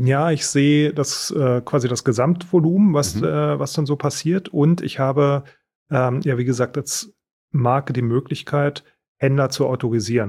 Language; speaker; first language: German; native; German